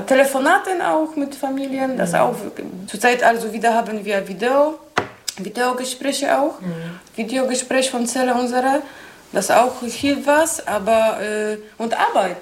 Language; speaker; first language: German; non-native, learner; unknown